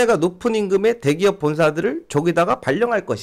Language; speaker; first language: Korean; native; Korean